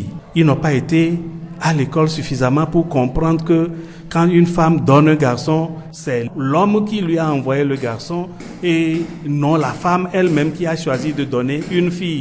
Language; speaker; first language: French; non-native, local second language; Ewe